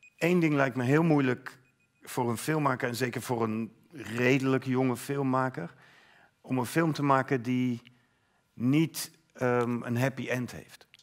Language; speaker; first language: Dutch; native; Dutch